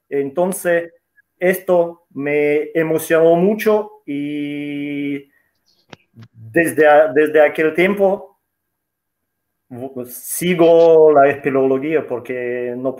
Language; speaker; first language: Spanish; non-native, fluent; Russian